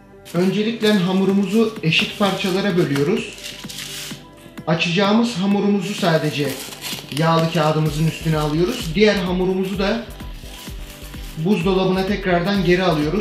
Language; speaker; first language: Turkish; native; Turkish